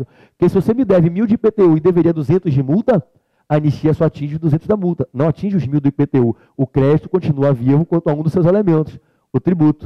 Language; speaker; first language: Portuguese; native; Portuguese